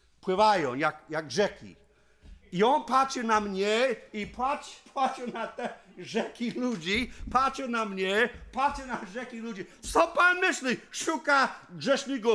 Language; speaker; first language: Polish; non-native, learner; English